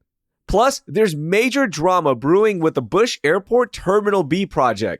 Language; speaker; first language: English; native; English